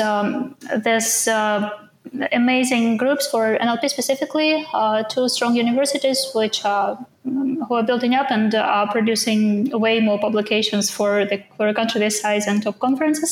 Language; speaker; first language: English; non-native, fluent; Ukrainian